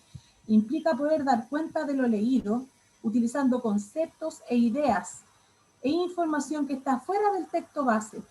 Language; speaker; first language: Spanish; native; Spanish